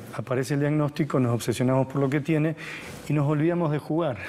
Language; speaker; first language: Spanish; native; Spanish